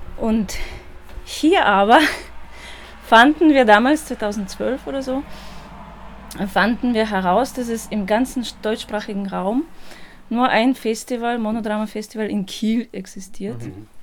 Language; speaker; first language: German; non-native, fluent; Russian